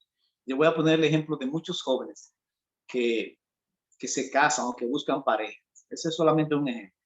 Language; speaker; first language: Spanish; native; Spanish